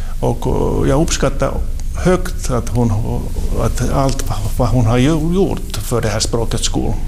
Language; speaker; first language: Swedish; non-native, local second language; Finnish